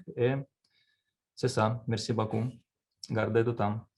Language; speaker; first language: French; non-native, learner; Russian